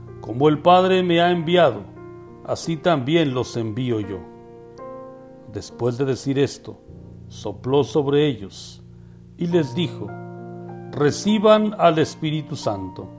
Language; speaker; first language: Spanish; native; Spanish